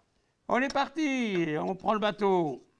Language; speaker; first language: French; native; French